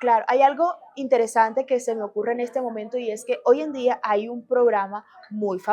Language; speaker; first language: Spanish; native; Spanish